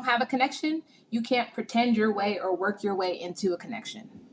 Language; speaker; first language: English; native; English